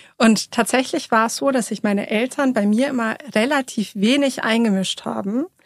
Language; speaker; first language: German; early bilingual, other home language; Persian